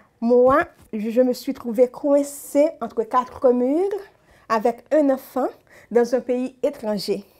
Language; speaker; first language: French; non-native, local second language; Haitian Creole